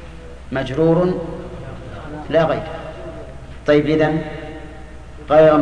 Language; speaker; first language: Arabic; native; Arabic